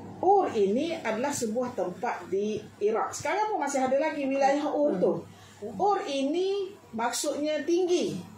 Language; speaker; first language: Malay; native; Malay